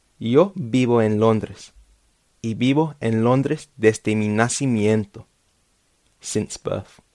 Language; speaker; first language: Spanish; non-native, fluent; English